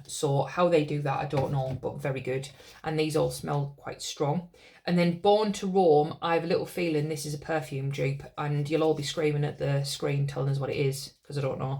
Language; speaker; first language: English; native; English